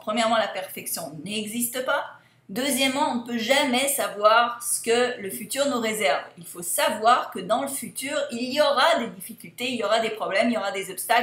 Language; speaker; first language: French; native; French